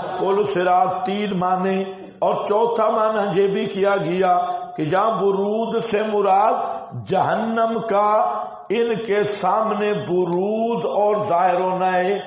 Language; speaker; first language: Urdu; non-native, local second language; Saraiki